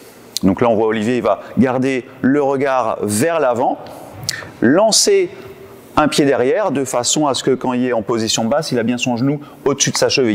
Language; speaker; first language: French; native; French